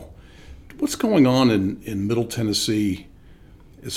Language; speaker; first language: English; native; English